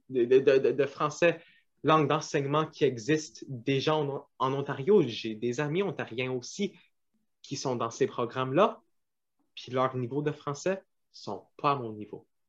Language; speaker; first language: French; non-native, local second language; English